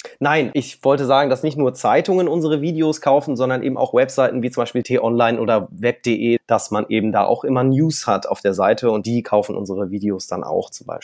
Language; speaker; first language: German; native; German